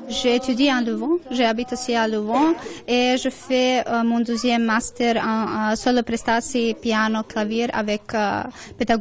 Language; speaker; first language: French; non-native, local second language; Dutch